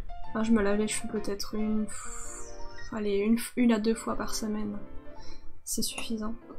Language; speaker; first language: French; native; French